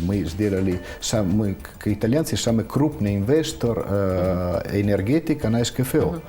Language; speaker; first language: Russian; non-native, fluent; Italian